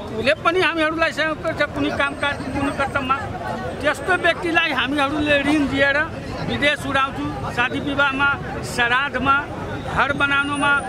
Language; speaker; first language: Nepali; non-native, local second language; Maithili